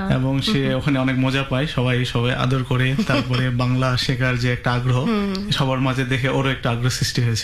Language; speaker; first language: Bangla; native; Bangla